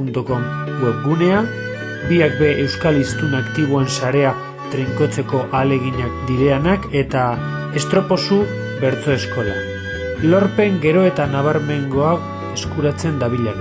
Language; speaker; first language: Basque; native; Basque